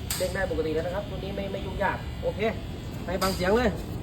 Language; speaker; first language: Thai; native; Thai